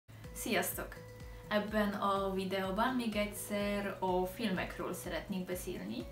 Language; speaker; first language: Hungarian; non-native, learner; Polish